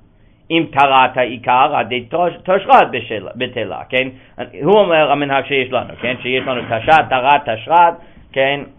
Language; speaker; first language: Hebrew; non-native, fluent; English